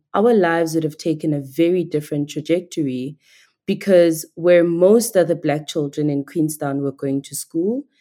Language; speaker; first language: English; non-native, local second language; Igbo